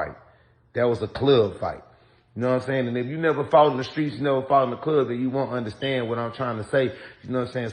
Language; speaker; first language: English; native; English